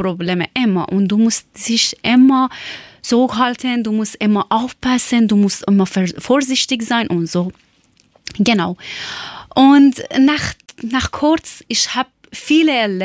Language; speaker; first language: German; non-native, learner; Persian